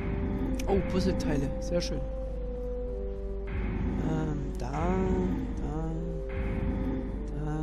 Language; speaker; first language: German; native; German